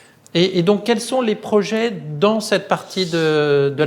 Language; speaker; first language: French; native; French